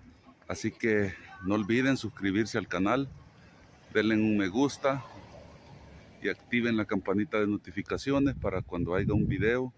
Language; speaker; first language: Spanish; native; Spanish